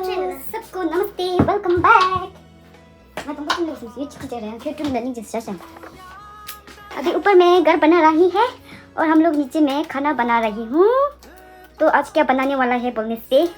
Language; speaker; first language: Hindi; non-native, local second language; Tibetan